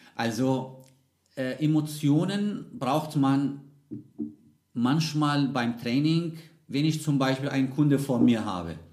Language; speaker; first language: German; non-native, fluent; Arabic